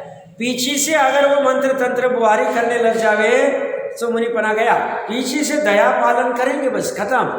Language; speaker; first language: Hindi; native; Hindi